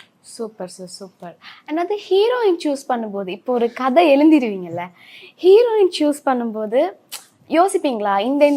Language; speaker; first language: Tamil; native; Tamil